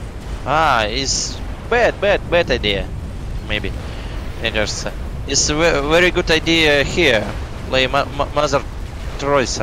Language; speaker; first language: English; non-native, learner; Russian